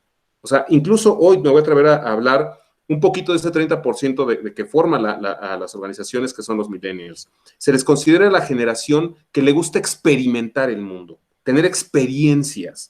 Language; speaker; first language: Spanish; native; Spanish